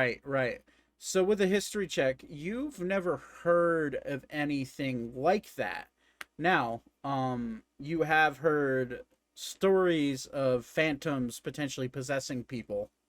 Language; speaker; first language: English; native; English